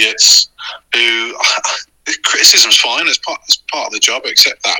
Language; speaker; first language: English; native; English